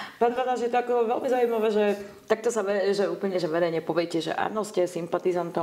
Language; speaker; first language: Slovak; native; Slovak